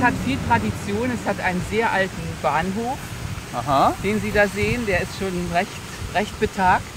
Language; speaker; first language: German; native; German